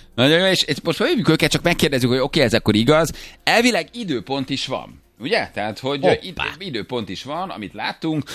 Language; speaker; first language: Hungarian; native; Hungarian